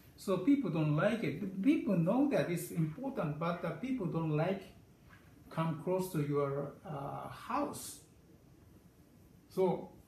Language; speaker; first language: English; non-native, learner; Japanese